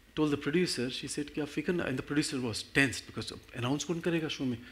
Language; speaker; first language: English; non-native, local second language; Gujarati